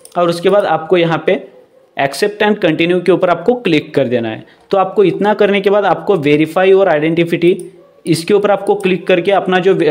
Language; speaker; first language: Hindi; non-native, local second language; Marathi